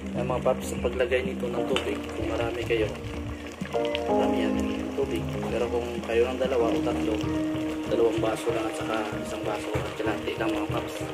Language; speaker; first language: Filipino; non-native, local second language; Cebuano